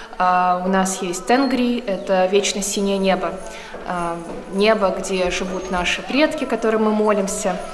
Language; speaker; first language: Russian; native; Russian